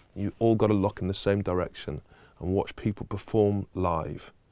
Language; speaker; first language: English; native; English